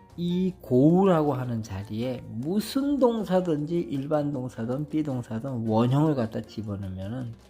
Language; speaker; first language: Korean; native; Korean